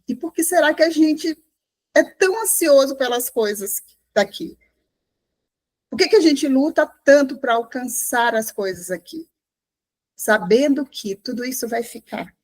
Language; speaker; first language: Portuguese; native; Portuguese